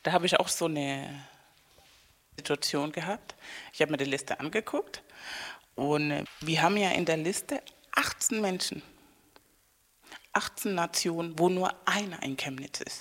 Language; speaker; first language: German; non-native, fluent; Spanish